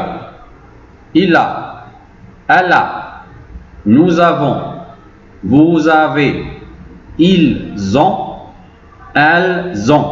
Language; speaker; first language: French; non-native, fluent; Arabic